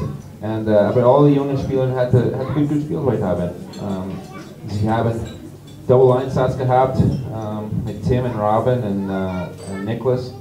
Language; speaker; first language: German; non-native, learner; English